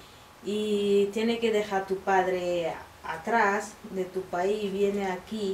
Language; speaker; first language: Spanish; non-native, fluent; Bambara